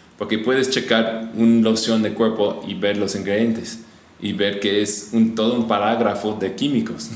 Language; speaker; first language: Spanish; non-native, fluent; English